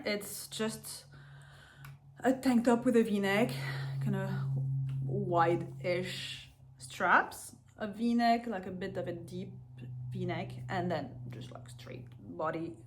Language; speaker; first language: English; non-native, fluent; French